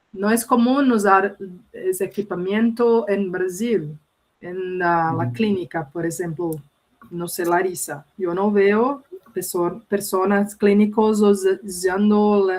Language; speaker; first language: Spanish; non-native, learner; Portuguese